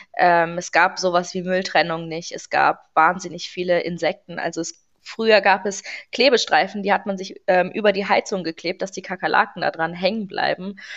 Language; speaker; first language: German; early bilingual, other home language; Persian